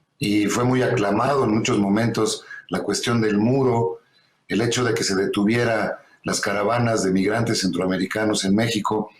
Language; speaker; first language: Spanish; native; Spanish